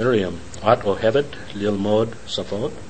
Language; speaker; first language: Hebrew; non-native, learner; English